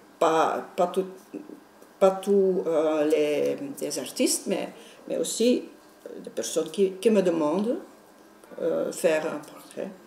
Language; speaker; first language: French; non-native, local second language; Dutch